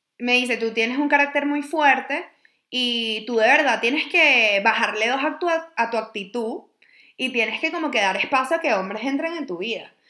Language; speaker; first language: Spanish; native; Spanish